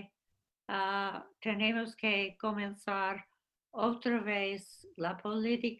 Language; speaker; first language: Spanish; non-native, fluent; English